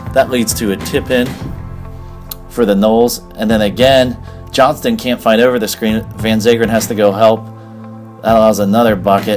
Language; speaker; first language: English; native; English